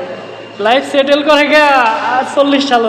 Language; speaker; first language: Hindi; non-native, learner; Bangla